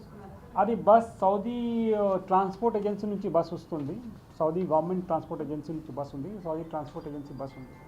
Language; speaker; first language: Telugu; non-native, local second language; Hindi